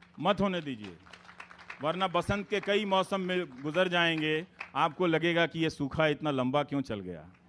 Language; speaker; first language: Hindi; native; Hindi